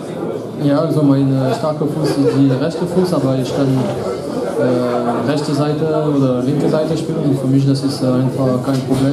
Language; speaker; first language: German; non-native, fluent; French